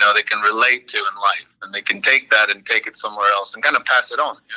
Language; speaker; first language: English; early bilingual, other home language; Spanish